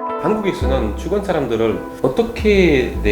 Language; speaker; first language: Korean; non-native, learner; French